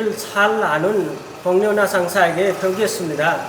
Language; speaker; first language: Korean; non-native, learner; Nepali